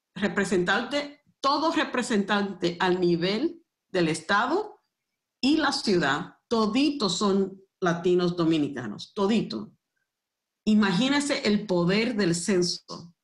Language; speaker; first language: Spanish; early bilingual, heritage; Spanish